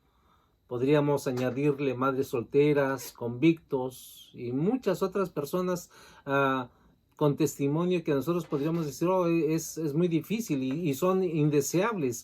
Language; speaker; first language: Spanish; native; Spanish